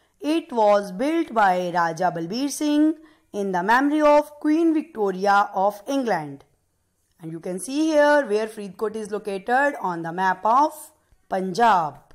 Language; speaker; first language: English; non-native, local second language; Punjabi